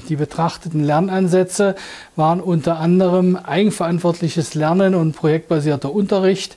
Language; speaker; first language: German; native; German